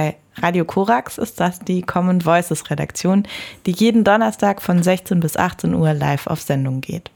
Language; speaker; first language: German; native; German